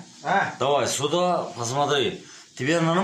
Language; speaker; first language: Russian; non-native, learner; Uzbek